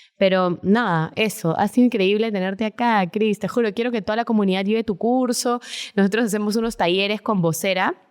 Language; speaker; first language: Spanish; native; Spanish